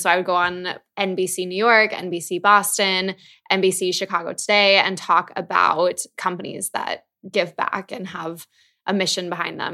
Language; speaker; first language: English; native; English